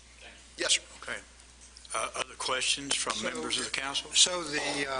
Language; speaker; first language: English; non-native, fluent; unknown